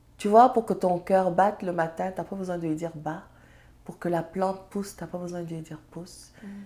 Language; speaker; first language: French; non-native, local second language; Serer